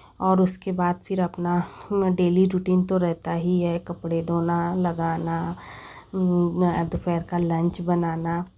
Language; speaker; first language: Hindi; non-native, local second language; Bangla